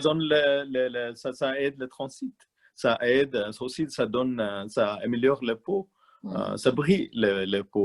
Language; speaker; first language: French; non-native, learner; Malayalam